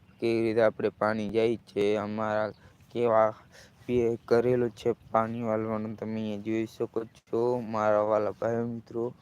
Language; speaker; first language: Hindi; non-native, local second language; Gujarati